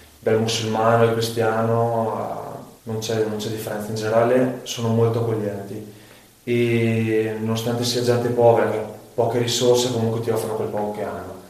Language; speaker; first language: Italian; native; Italian